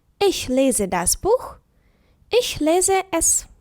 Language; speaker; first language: German; non-native, fluent; Ukrainian